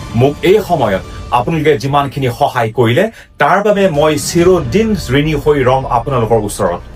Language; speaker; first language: Assamese; non-native, local second language; Karbi